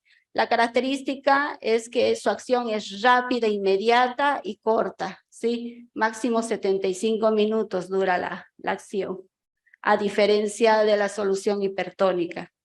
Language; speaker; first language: Spanish; native; Spanish